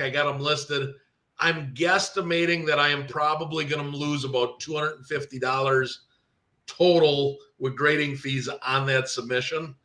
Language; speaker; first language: English; native; English